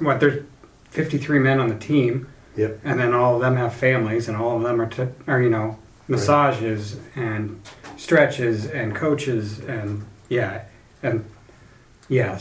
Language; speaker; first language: English; native; English